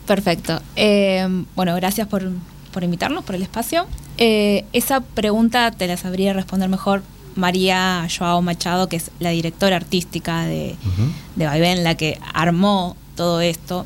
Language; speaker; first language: Spanish; native; Spanish